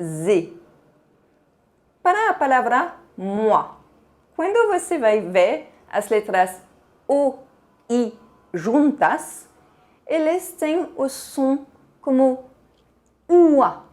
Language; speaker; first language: Portuguese; non-native, fluent; French